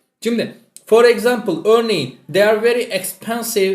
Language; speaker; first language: English; non-native, fluent; Turkish